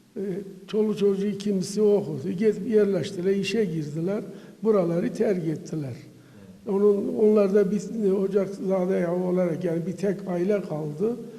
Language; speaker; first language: Turkish; native; Turkish